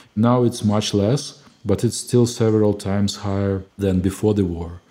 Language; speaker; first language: English; non-native, fluent; Ukrainian